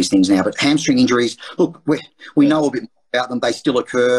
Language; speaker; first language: English; native; English